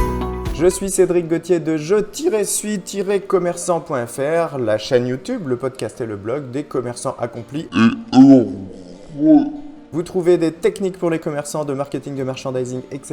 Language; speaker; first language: French; native; French